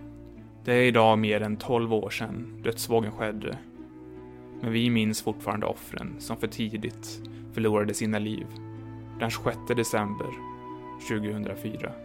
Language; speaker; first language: Swedish; native; Swedish